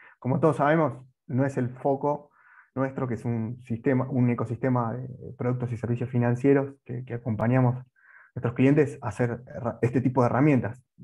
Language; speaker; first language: Spanish; native; Spanish